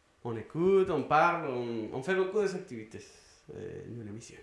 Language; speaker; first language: French; non-native, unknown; Spanish